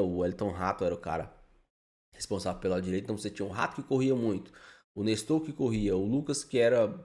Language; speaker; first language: Portuguese; native; Portuguese